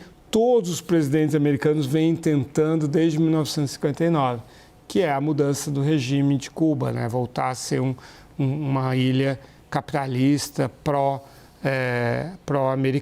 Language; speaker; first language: Portuguese; native; Portuguese